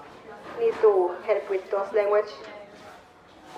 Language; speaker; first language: English; non-native, learner; Spanish